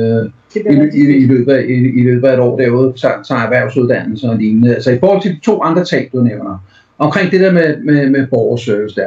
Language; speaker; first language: Danish; native; Danish